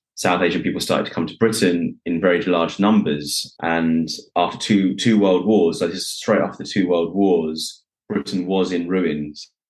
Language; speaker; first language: English; native; English